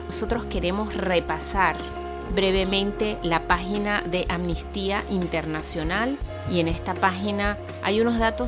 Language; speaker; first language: Spanish; native; Spanish